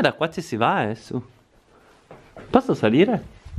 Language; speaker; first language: Italian; native; Italian